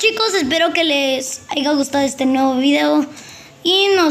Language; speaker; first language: Spanish; native; Spanish